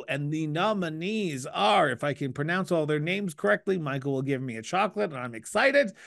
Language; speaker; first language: English; native; English